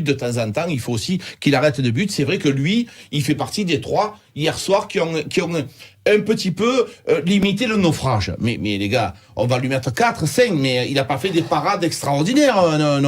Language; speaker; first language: French; native; French